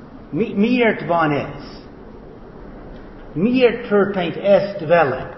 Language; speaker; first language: Hungarian; non-native, fluent; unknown